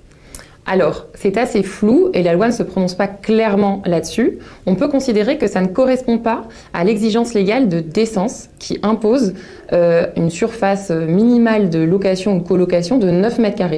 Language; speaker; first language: French; native; French